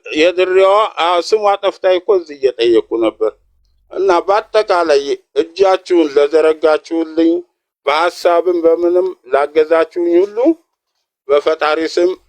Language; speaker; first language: Amharic; native; Amharic